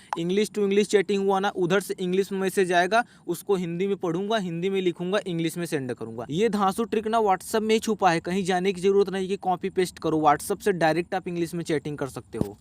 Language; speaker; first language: Hindi; native; Hindi